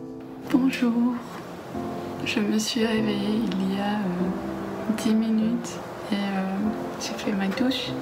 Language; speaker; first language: French; non-native, fluent; English